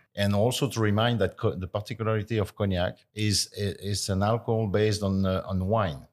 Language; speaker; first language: English; non-native, fluent; French